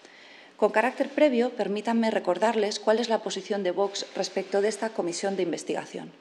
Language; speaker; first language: Spanish; native; Spanish